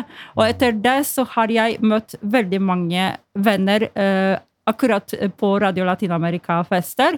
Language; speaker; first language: Norwegian; non-native, fluent; Polish